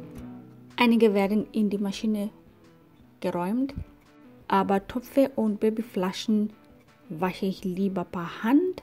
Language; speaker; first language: German; non-native, fluent; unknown